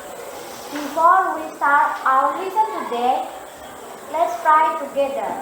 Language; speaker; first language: English; non-native, learner; Indonesian